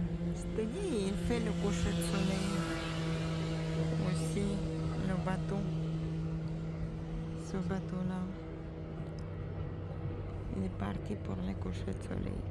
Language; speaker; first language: French; non-native, fluent; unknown